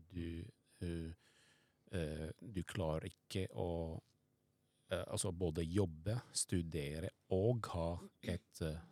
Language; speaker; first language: Norwegian; non-native, fluent; Arabic